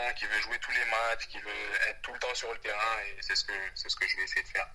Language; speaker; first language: French; early bilingual, other home language; Wolof